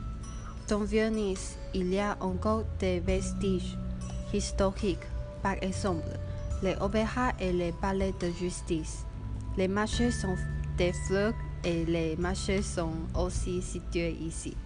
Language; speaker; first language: French; non-native, learner; Chinese